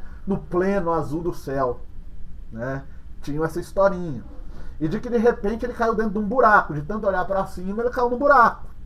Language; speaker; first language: Portuguese; native; Portuguese